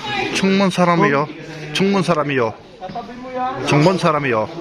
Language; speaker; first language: Korean; non-native, learner; Filipino